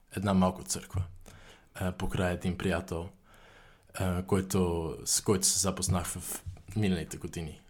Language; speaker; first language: Bulgarian; non-native, fluent; Dutch